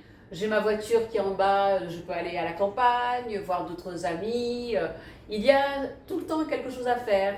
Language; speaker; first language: French; early bilingual, other home language; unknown